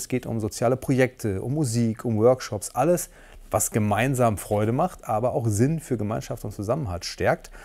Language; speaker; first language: German; native; German